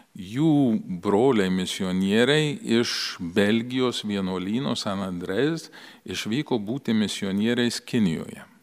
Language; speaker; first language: Lithuanian; early bilingual, heritage; Lithuanian